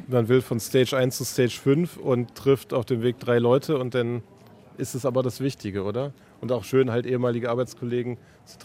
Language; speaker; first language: German; native; German